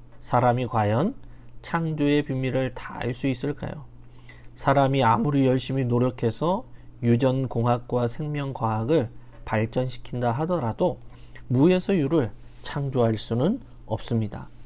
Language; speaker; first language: Korean; native; Korean